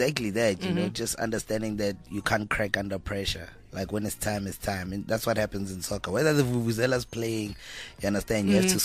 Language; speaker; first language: English; non-native, local second language; Tswana